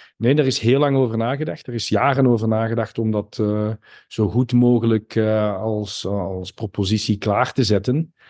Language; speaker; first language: Dutch; native; Dutch